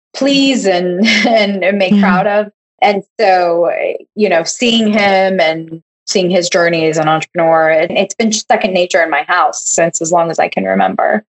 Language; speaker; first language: English; early bilingual, other home language; Hebrew